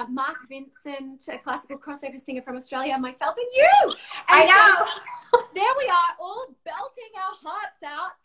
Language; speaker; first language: English; native; English